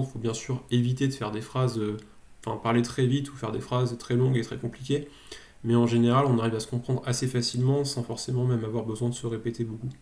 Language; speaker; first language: French; native; French